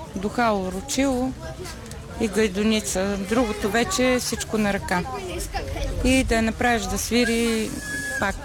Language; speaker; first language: Bulgarian; native; Bulgarian